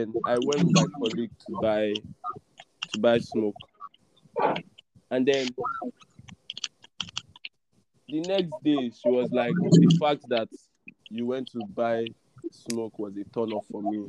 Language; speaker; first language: English; non-native, local second language; Yoruba